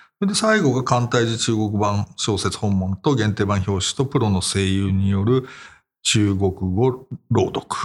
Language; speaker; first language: Japanese; native; Japanese